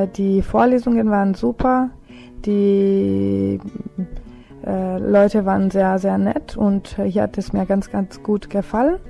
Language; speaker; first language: German; non-native, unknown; Italian